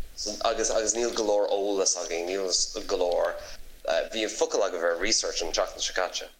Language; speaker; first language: Irish; non-native, local second language; English